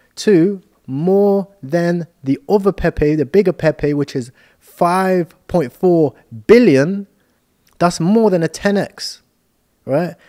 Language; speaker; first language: English; native; English